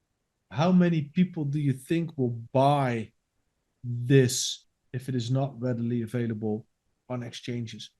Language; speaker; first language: English; non-native, fluent; Dutch